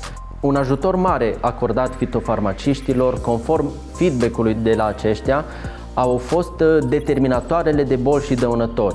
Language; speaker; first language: Romanian; native; Romanian